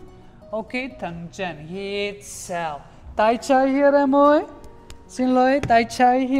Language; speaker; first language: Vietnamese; non-native, learner; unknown